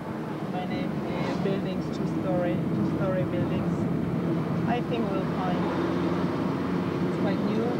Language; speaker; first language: English; non-native, learner; Polish